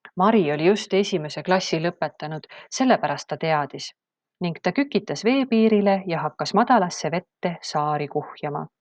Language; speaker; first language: Estonian; native; Estonian